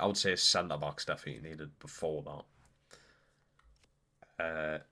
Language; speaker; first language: English; native; English